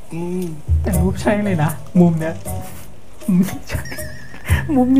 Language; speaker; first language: Thai; native; Thai